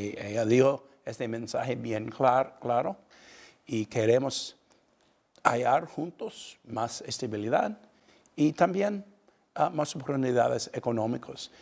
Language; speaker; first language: Spanish; non-native, fluent; English